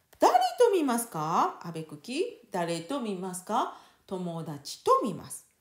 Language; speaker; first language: Japanese; non-native, fluent; French